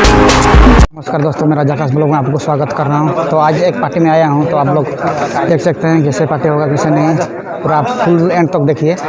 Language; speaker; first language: Hindi; non-native, local second language; Santali